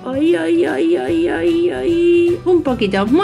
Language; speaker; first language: Spanish; native; Spanish